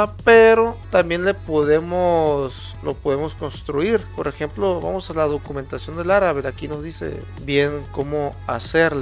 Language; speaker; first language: Spanish; native; Spanish